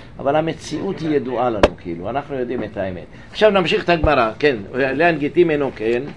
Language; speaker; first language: Hebrew; native; Hebrew